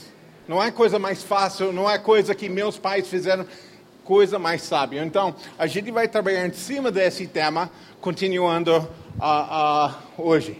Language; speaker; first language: Portuguese; non-native, fluent; English